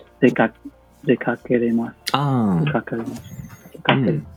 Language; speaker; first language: Japanese; non-native, learner; English